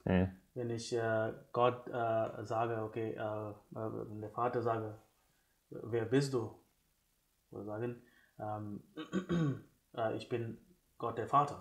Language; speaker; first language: German; non-native, fluent; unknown